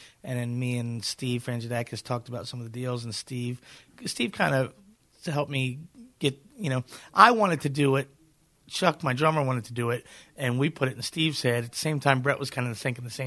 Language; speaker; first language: English; native; English